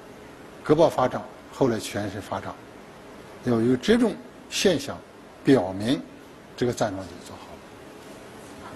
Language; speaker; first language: Chinese; native; Chinese